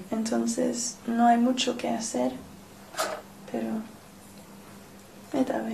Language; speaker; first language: Spanish; non-native, learner; English